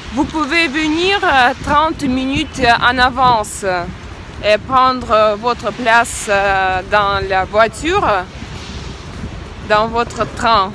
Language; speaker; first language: French; non-native, fluent; Russian